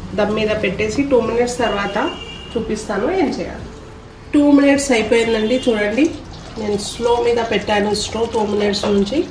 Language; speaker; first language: Telugu; non-native, local second language; Urdu